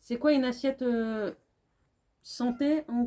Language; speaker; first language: French; native; French